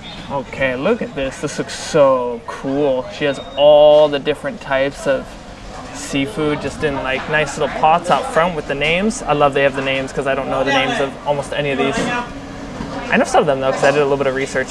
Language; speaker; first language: English; native; English